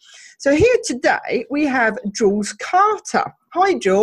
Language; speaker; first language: English; native; English